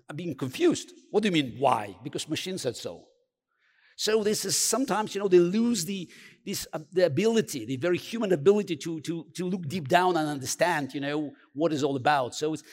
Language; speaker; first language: English; non-native, fluent; Azerbaijani